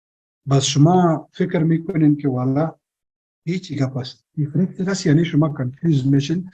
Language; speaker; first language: Persian; non-native, local second language; Pashto